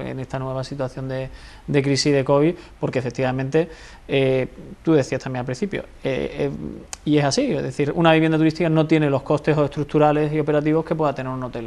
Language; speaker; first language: Spanish; native; Spanish